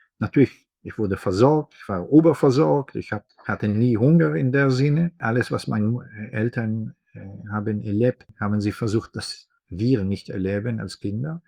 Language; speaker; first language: German; non-native, fluent; Hebrew